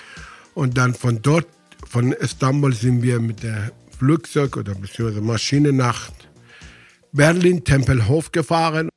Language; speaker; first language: German; non-native, fluent; Persian